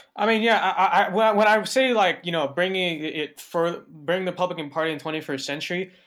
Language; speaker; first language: English; native; English